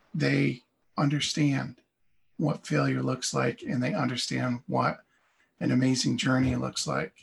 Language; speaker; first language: English; native; English